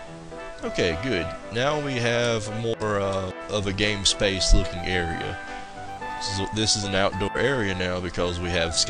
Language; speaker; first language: English; native; English